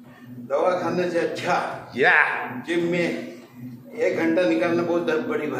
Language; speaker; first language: Hindi; non-native, local second language; Marathi